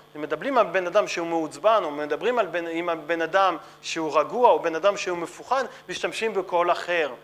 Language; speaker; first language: Hebrew; non-native, fluent; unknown